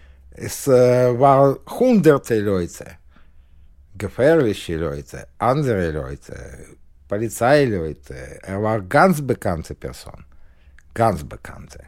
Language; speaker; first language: German; non-native, learner; Russian